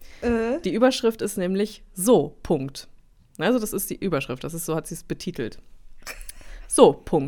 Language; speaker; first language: German; native; German